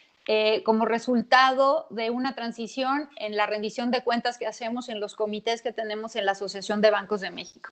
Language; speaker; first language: Spanish; native; Spanish